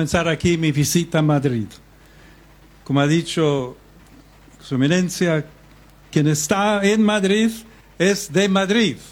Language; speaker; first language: Spanish; non-native, fluent; English